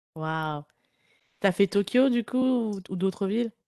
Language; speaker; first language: French; native; French